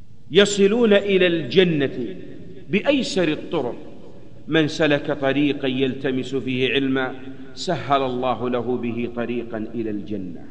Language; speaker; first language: Arabic; native; Arabic